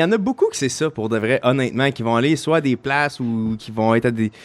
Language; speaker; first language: French; native; French